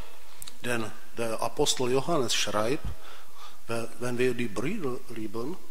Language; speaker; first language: German; non-native, fluent; Czech